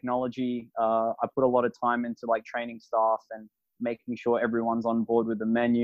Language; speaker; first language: English; native; English